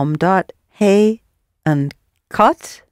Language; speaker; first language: Dutch; non-native, learner; English